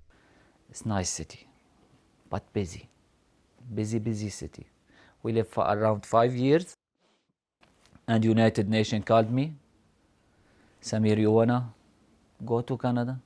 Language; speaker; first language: English; non-native, learner; Arabic